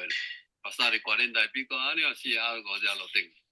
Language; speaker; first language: Spanish; non-native, learner; Chinese